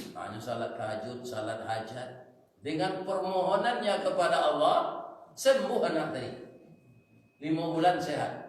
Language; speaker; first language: Malay; non-native, local second language; Minangkabau